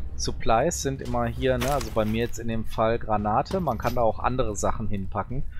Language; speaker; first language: German; native; German